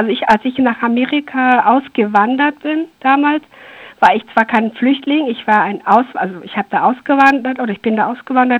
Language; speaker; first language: German; early bilingual, other home language; Persian